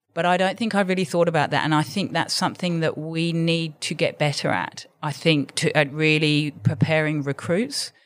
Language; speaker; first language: English; native; English